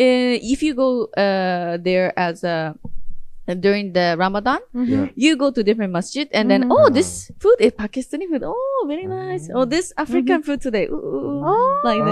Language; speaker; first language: English; non-native, fluent; Japanese